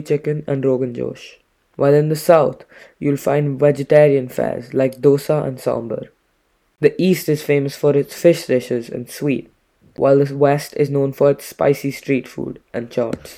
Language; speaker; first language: English; non-native, local second language; Hindi